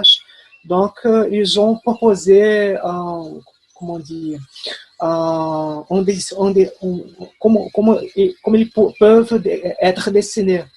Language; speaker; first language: French; non-native, fluent; Portuguese